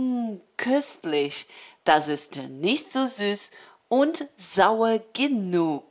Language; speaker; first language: German; non-native, fluent; Portuguese